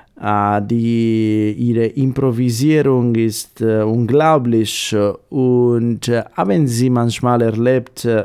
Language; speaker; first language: German; non-native, fluent; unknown